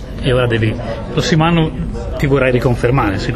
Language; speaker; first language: Italian; native; Italian